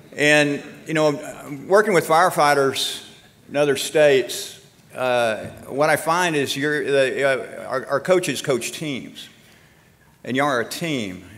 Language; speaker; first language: English; native; English